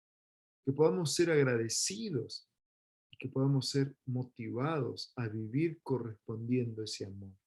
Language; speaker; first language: Spanish; native; Spanish